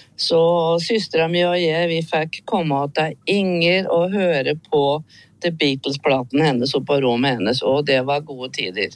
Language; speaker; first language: Norwegian; native; Norwegian